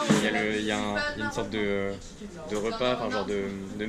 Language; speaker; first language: French; native; French